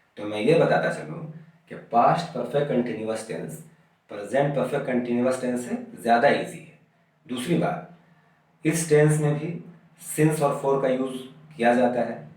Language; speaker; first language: Hindi; native; Hindi